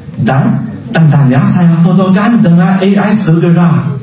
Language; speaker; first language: Indonesian; non-native, learner; Chinese